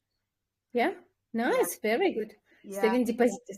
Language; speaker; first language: English; non-native, fluent; Kyrgyz